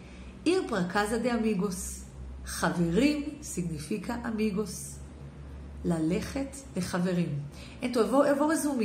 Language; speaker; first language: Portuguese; non-native, fluent; Hebrew